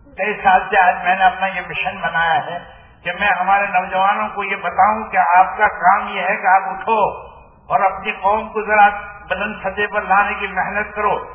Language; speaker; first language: Urdu; non-native, local second language; Gujarati